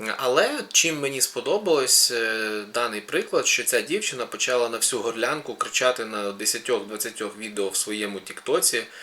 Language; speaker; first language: Ukrainian; native; Ukrainian